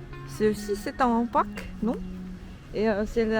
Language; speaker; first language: French; non-native, learner; Korean